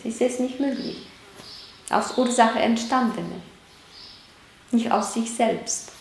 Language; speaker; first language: German; non-native, fluent; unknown